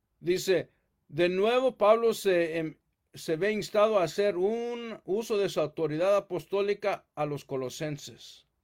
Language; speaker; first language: Spanish; early bilingual, heritage; Spanish